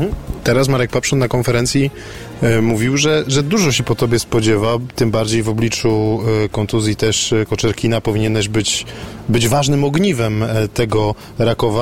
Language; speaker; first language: Polish; native; Polish